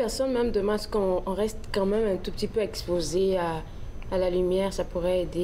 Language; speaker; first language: French; native; French